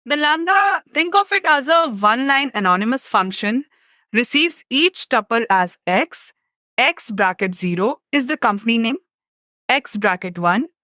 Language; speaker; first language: English; non-native, local second language; Telugu